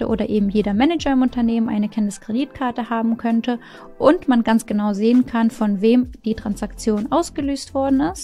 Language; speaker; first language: German; non-native, fluent; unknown